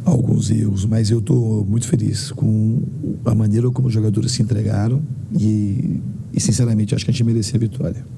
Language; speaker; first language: Portuguese; native; Portuguese